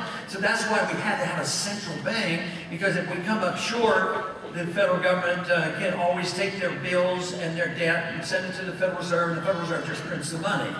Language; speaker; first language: English; native; English